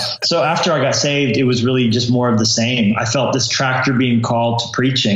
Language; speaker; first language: English; native; English